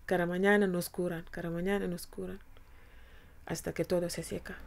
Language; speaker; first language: Spanish; non-native, fluent; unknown